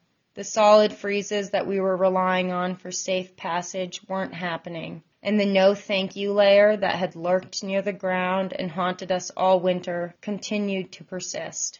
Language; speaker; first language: English; native; English